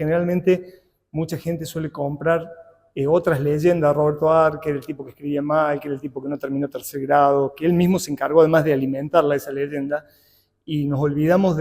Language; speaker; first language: Spanish; native; Spanish